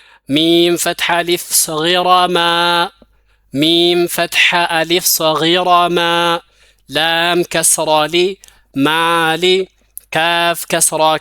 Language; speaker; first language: Arabic; non-native, fluent; Amharic